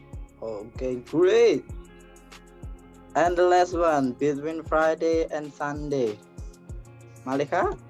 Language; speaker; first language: English; non-native, learner; Indonesian